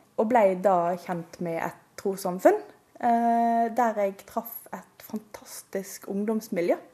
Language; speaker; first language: Norwegian; native; Norwegian